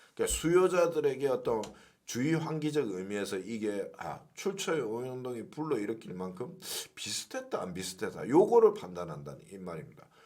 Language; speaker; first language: Korean; native; Korean